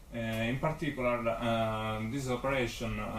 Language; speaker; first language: English; non-native, learner; Italian